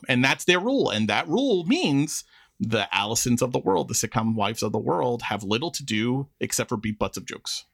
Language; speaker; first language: English; native; English